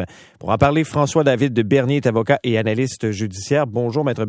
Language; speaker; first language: French; native; French